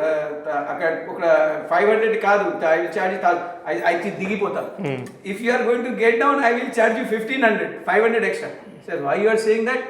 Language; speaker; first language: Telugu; non-native, local second language; Hindi